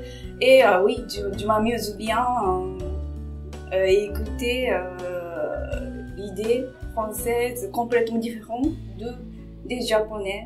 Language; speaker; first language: French; non-native, fluent; Japanese